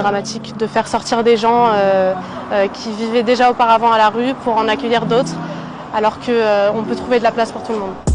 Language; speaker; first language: French; native; French